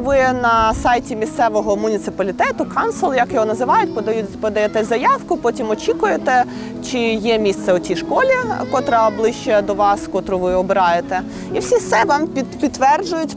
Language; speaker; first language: Ukrainian; native; Ukrainian